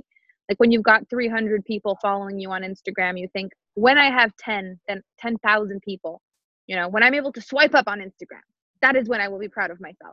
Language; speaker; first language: English; non-native, fluent; French